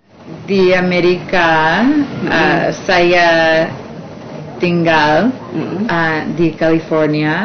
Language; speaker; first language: Indonesian; non-native, learner; English